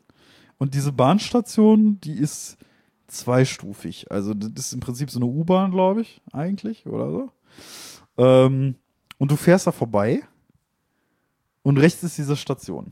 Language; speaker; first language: German; native; German